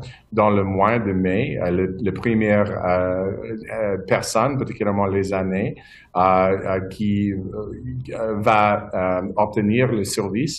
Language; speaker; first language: French; non-native, local second language; English